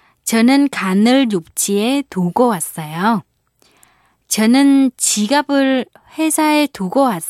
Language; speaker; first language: Korean; non-native, fluent; Vietnamese